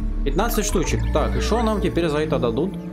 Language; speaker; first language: Russian; native; Russian